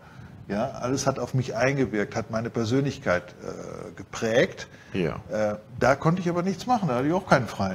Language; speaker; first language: German; native; German